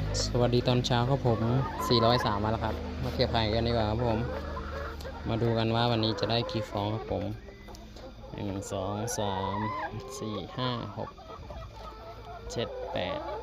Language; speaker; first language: Thai; native; Thai